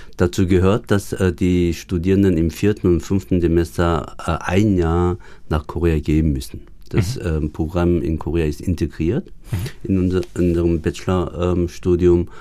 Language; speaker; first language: German; early bilingual, other home language; Korean